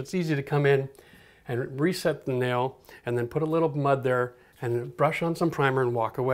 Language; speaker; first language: English; native; English